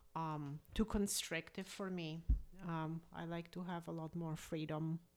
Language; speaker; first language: English; early bilingual, other home language; Polish